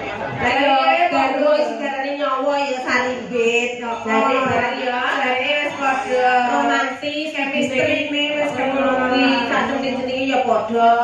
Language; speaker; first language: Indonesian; non-native, local second language; Javanese